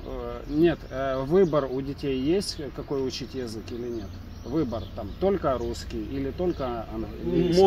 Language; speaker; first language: Russian; native; Russian